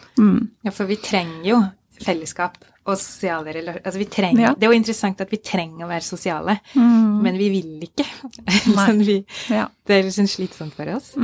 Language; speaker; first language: Norwegian; native; Norwegian